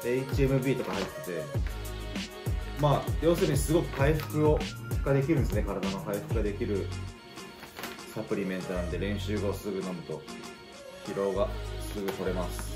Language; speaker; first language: Japanese; native; Japanese